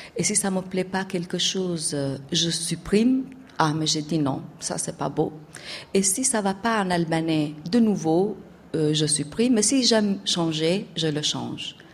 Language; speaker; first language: French; non-native, fluent; Albanian